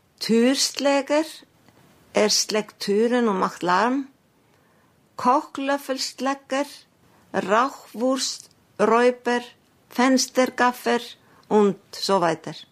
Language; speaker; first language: German; non-native, fluent; Icelandic